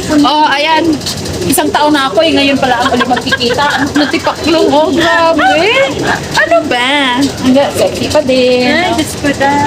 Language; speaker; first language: Filipino; native; Filipino